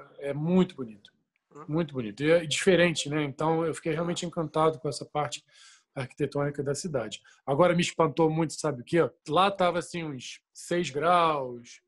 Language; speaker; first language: Portuguese; native; Portuguese